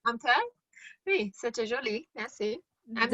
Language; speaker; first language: French; non-native, learner; English